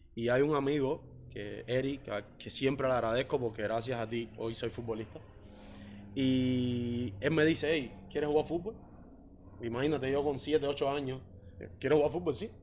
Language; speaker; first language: Spanish; native; Spanish